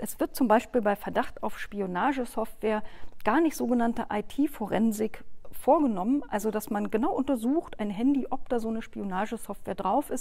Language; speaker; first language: German; native; German